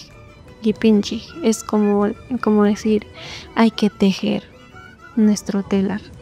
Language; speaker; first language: Spanish; non-native, local second language; Quechua